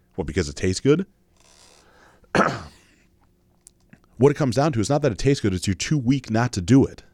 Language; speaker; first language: English; native; English